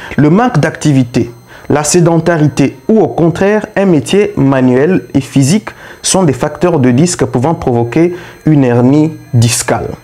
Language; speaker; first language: French; non-native, local second language; Luba-Lulua